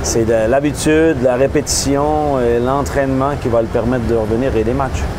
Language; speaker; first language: French; native; French